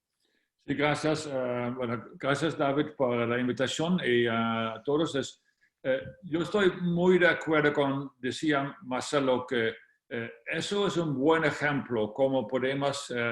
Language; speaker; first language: Spanish; non-native, fluent; Dutch